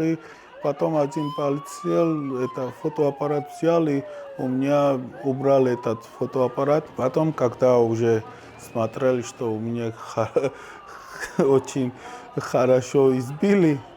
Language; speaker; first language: Russian; non-native, learner; Georgian